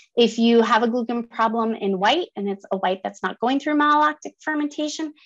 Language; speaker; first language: English; native; English